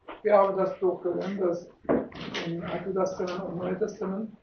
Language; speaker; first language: German; non-native, learner; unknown